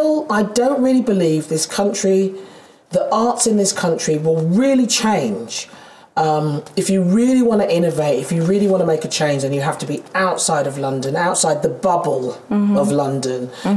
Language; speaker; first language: English; native; English